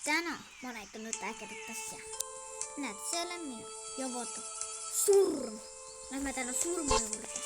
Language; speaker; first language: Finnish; non-native, learner; Estonian